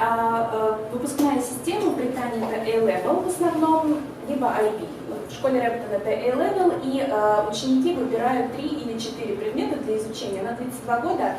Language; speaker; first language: Russian; native; Russian